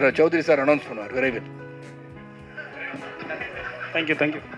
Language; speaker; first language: Tamil; native; Tamil